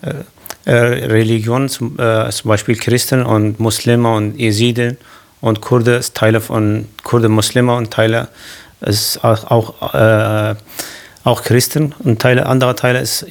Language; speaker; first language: German; non-native, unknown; Kurdish